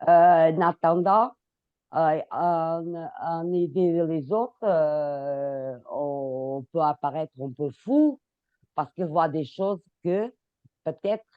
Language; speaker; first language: French; non-native, fluent; Portuguese